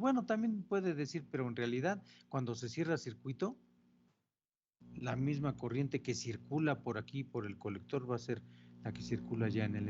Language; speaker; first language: Spanish; native; Spanish